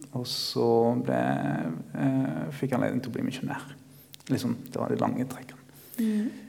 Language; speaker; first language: Norwegian; early bilingual, other home language; Spanish